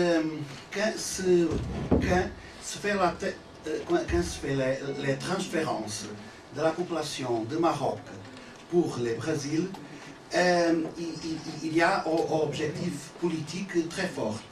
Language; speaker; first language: French; non-native, learner; Portuguese